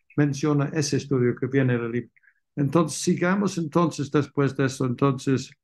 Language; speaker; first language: Spanish; non-native, fluent; English